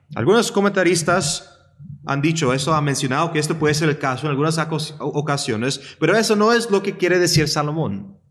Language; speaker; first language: Spanish; early bilingual, heritage; Spanish